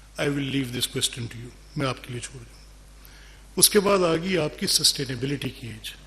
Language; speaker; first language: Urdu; non-native, local second language; Punjabi